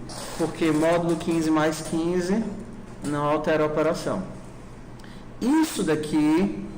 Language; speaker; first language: Portuguese; native; Portuguese